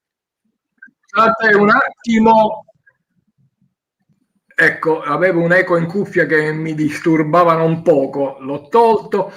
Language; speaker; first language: Italian; native; Italian